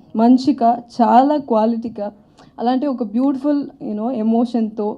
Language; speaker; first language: Telugu; non-native, learner; Tamil